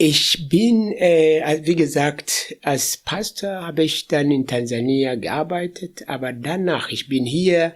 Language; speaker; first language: German; non-native, fluent; Swahili